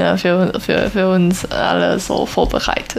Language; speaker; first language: German; non-native, learner; Chinese